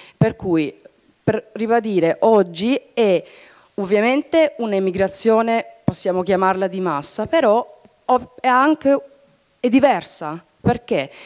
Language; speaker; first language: Italian; early bilingual, heritage; Italian